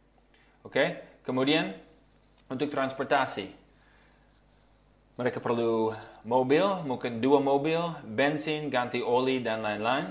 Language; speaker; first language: Indonesian; non-native, fluent; English